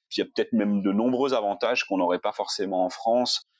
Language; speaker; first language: French; native; French